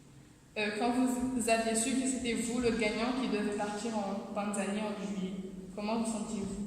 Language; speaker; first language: French; non-native, local second language; Comorian